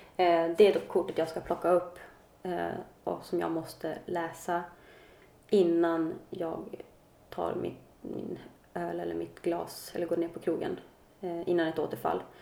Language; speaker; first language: Swedish; native; Swedish